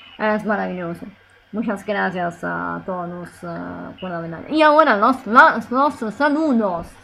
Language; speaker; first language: Spanish; non-native, learner; Italian